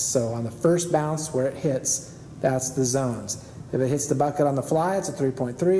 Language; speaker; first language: English; native; English